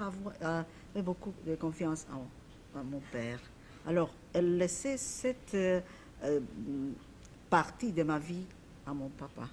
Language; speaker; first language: French; non-native, fluent; Polish